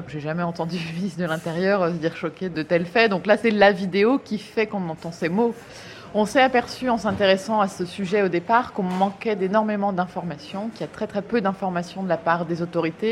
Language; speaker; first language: French; native; French